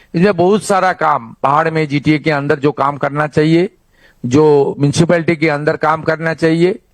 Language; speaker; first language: Hindi; non-native, local second language; Bangla